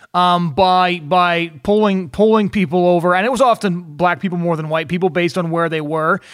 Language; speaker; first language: English; native; English